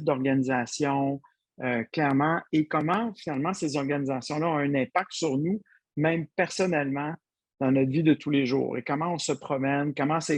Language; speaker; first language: French; native; French